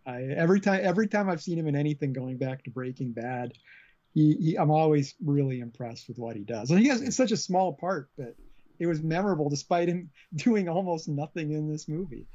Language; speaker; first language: English; native; English